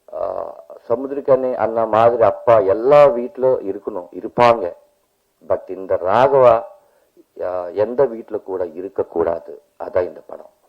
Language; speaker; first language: Tamil; non-native, learner; Telugu